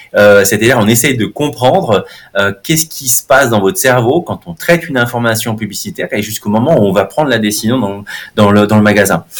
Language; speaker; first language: French; native; French